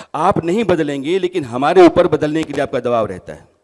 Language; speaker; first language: Hindi; native; Hindi